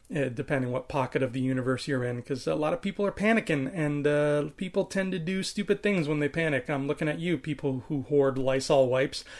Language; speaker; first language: English; native; English